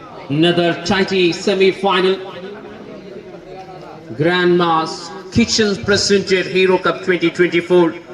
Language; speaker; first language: English; non-native, local second language; Malayalam